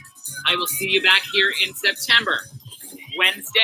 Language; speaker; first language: English; native; English